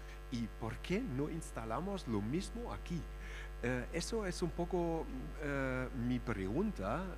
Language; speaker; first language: Spanish; non-native, fluent; German